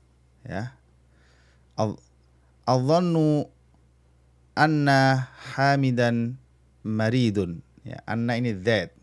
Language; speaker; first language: Arabic; non-native, fluent; Indonesian